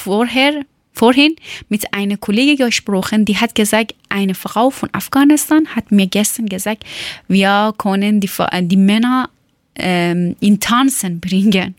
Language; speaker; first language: German; non-native, learner; Persian